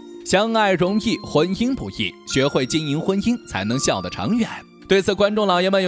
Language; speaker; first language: Chinese; native; Chinese